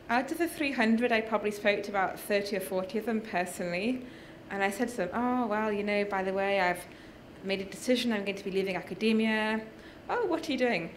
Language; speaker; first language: English; native; English